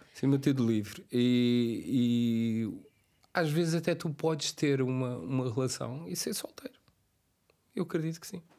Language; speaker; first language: Portuguese; non-native, local second language; Kabuverdianu